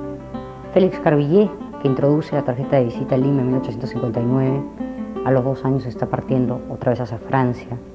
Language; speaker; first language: Spanish; native; Spanish